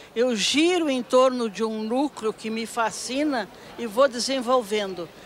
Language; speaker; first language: Portuguese; native; Portuguese